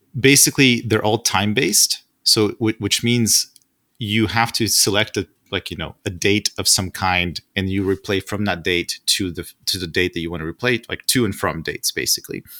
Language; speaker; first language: English; non-native, fluent; Russian